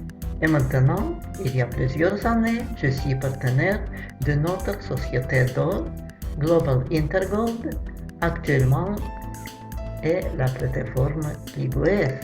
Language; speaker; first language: French; non-native, fluent; Russian